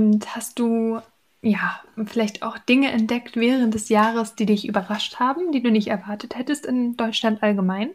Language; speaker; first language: German; native; German